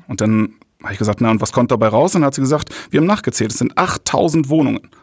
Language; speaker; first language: German; native; German